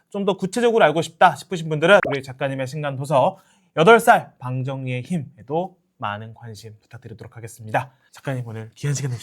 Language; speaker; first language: Korean; native; Korean